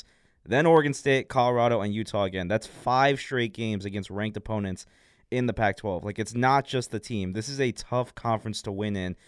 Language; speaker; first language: English; native; English